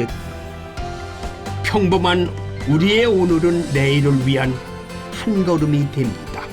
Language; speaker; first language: Korean; native; Korean